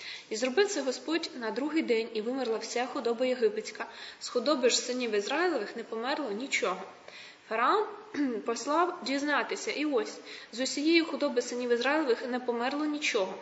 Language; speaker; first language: Ukrainian; native; Ukrainian